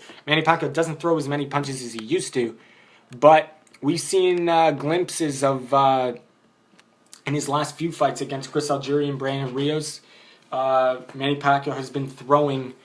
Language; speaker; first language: English; native; English